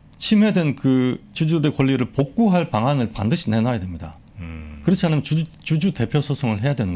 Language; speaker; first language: Korean; native; Korean